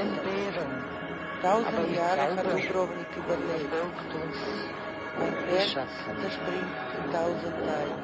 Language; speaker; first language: German; non-native, fluent; Croatian